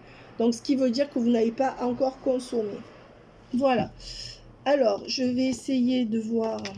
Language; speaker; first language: French; native; French